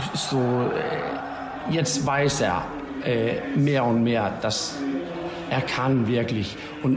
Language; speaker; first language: German; non-native, learner; Danish